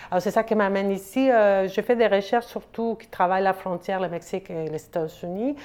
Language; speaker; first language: French; non-native, fluent; Spanish